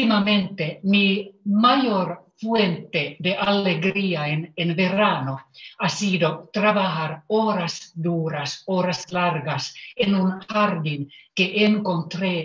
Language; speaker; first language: Spanish; non-native, fluent; Finnish